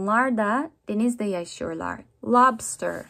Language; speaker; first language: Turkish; non-native, learner; English